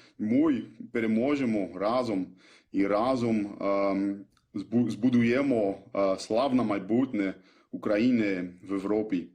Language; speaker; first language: Ukrainian; non-native, learner; Dutch